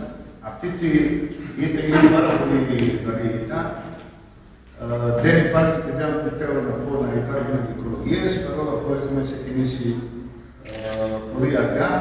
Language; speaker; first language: Greek; non-native, fluent; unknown